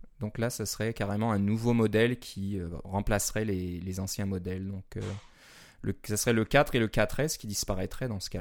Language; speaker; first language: French; native; French